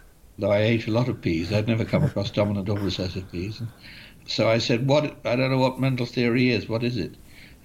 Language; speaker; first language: English; native; English